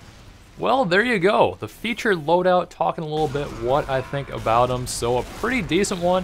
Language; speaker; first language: English; native; English